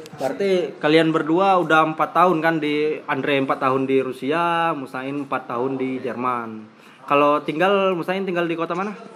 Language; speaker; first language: Indonesian; native; Indonesian